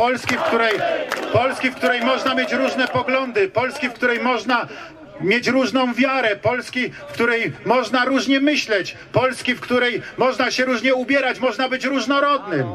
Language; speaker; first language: Polish; native; Polish